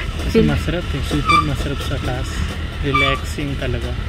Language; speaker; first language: Filipino; non-native, learner; Punjabi